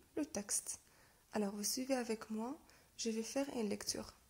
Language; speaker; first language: French; non-native, local second language; Arabic